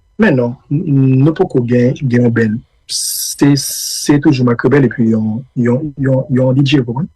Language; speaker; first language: Haitian Creole; early bilingual, heritage; Haitian Creole